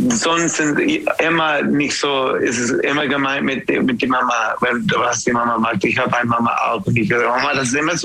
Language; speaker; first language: German; non-native, learner; English